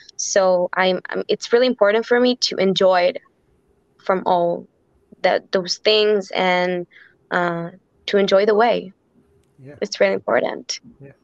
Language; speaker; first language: English; non-native, fluent; Hebrew